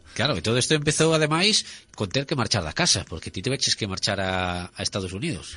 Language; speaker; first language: Galician; native; Galician